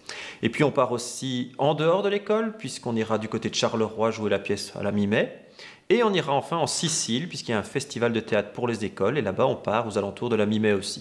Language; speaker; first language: French; native; French